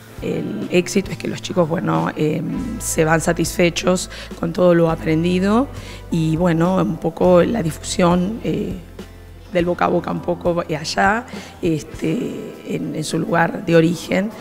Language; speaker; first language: Spanish; native; Spanish